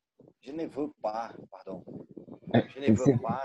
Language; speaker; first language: French; non-native, learner; Portuguese